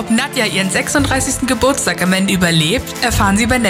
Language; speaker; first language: German; native; German